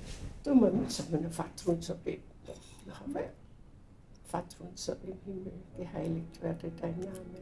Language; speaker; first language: Korean; non-native, fluent; German